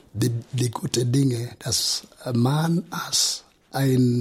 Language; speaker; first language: German; non-native, fluent; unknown